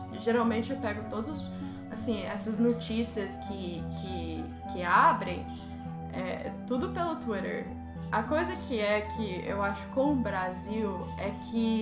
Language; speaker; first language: Portuguese; early bilingual, heritage; Portuguese